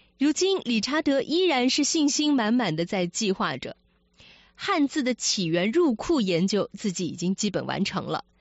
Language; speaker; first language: Chinese; native; Chinese